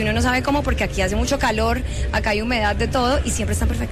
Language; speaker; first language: Spanish; native; Spanish